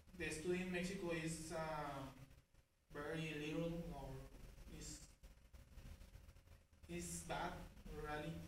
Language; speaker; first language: English; non-native, learner; Spanish